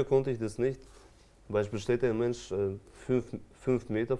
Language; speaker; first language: German; non-native, fluent; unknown